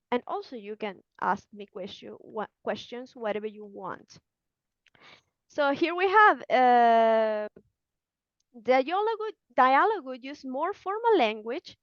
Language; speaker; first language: English; non-native, fluent; Spanish